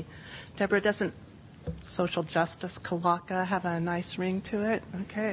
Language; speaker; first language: English; native; English